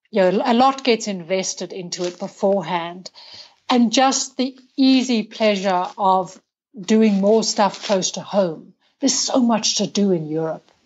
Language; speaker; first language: English; native; English